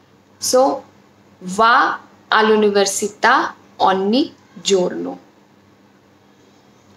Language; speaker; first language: Italian; non-native, learner; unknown